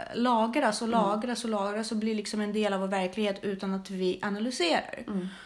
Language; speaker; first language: Swedish; early bilingual, other home language; Russian